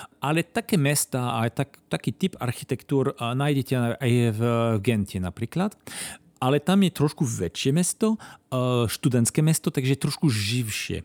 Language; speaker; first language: Slovak; non-native, fluent; French